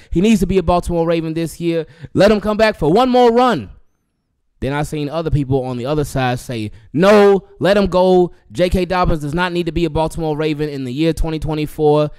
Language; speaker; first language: English; native; English